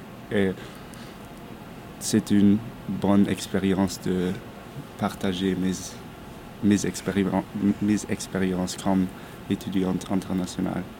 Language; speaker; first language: French; non-native, learner; German